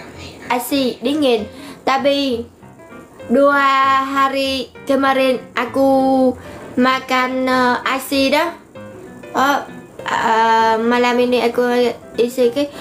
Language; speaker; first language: Indonesian; non-native, learner; Vietnamese